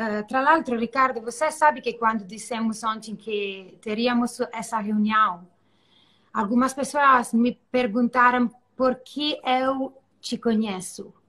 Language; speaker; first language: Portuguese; non-native, learner; Italian